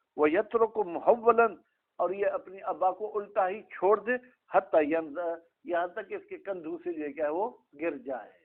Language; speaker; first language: Urdu; non-native, local second language; Sindhi